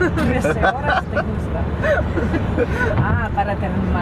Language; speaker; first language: Spanish; non-native, learner; Portuguese